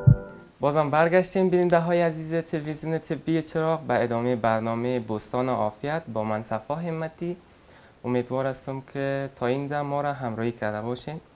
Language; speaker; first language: Persian; native; Persian